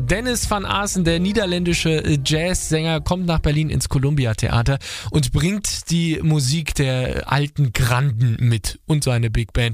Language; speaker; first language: German; native; German